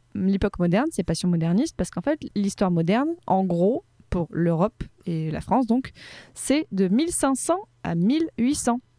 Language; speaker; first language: French; native; French